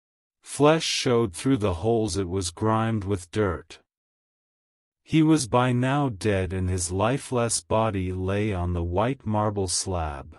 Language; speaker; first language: English; non-native, local second language; Urdu